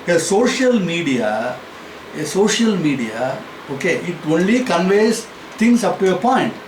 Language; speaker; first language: English; non-native, local second language; Tamil